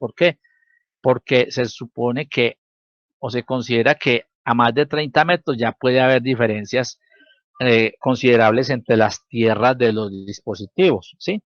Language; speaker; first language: Spanish; native; Spanish